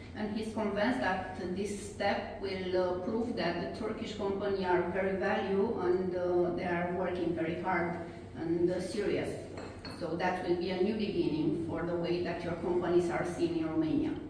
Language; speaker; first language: English; non-native, fluent; Romanian